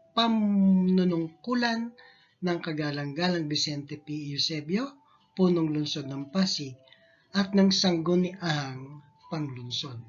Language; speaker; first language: Filipino; native; Filipino